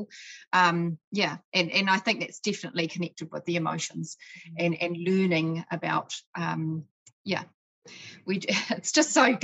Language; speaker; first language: English; native; English